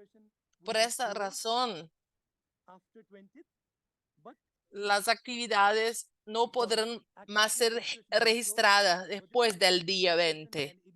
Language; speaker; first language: Spanish; non-native, fluent; Portuguese